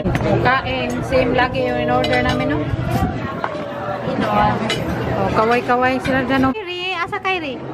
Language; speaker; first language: Filipino; non-native, local second language; Cebuano